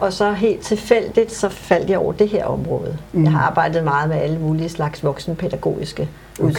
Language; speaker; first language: Danish; native; Danish